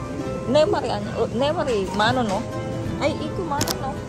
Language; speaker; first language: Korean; non-native, learner; Filipino